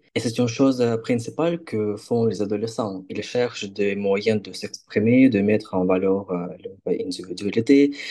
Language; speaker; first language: French; non-native, fluent; Ukrainian